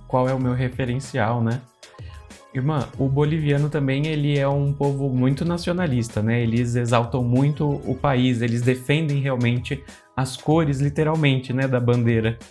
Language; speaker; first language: Portuguese; native; Portuguese